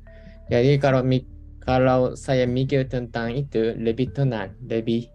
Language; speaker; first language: Indonesian; non-native, fluent; Japanese